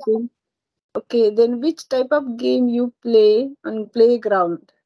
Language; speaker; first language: English; non-native, learner; Marathi